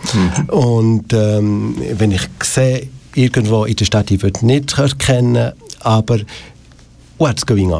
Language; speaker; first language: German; non-native, local second language; French